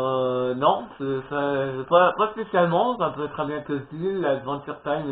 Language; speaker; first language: French; native; French